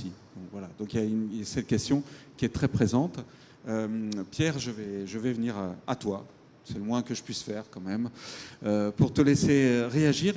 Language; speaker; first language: French; native; French